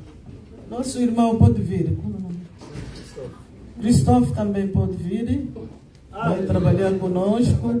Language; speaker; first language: Portuguese; non-native, local second language; Lingala